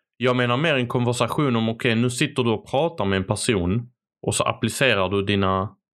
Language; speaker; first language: Swedish; early bilingual, other home language; Arabic